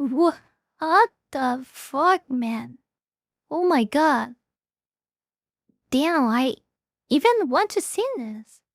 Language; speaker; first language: English; non-native, fluent; Portuguese